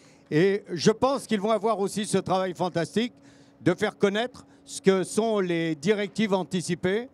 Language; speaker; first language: French; native; French